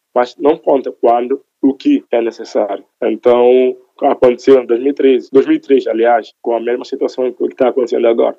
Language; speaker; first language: Portuguese; non-native, local second language; Upper Guinea Crioulo